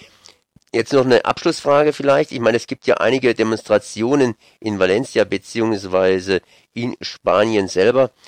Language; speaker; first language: German; native; German